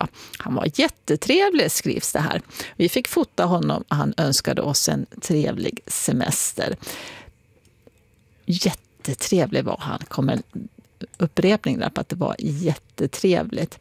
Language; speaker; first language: Swedish; native; Swedish